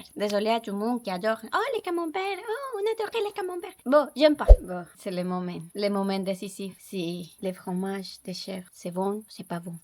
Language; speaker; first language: French; non-native, learner; Spanish